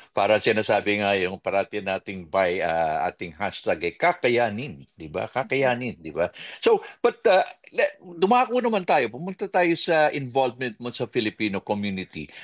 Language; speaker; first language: Filipino; native; Filipino